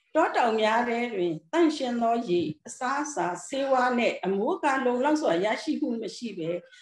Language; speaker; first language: Burmese; non-native, local second language; S'gaw Karen